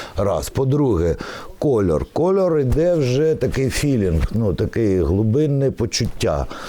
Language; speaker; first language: Ukrainian; non-native, local second language; Russian